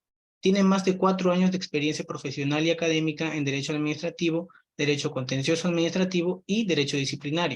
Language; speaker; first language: Spanish; native; Spanish